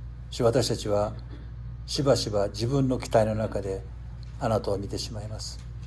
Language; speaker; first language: Japanese; native; Japanese